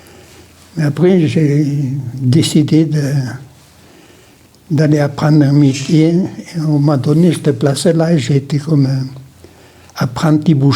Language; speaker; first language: French; non-native, local second language; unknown